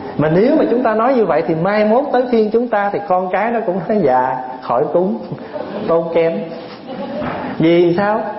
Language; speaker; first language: Vietnamese; early bilingual, other home language; English